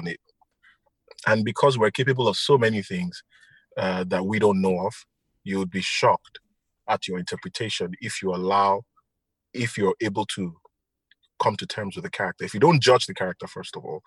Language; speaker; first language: English; non-native, local second language; Hausa